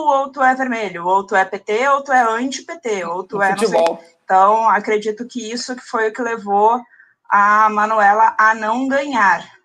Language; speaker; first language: Portuguese; native; Portuguese